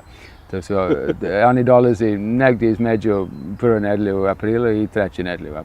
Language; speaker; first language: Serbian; non-native, fluent; English